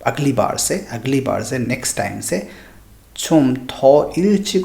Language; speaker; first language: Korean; non-native, fluent; Hindi